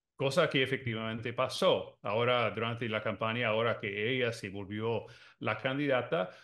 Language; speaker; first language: Spanish; non-native, fluent; English